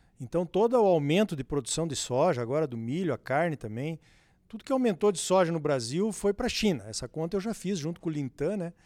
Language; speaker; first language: Portuguese; native; Portuguese